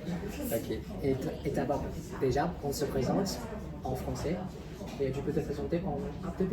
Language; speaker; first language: French; non-native, learner; Chinese